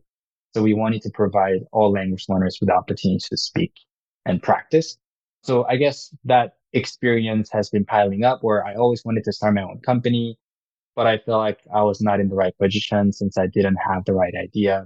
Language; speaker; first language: English; non-native, fluent; Korean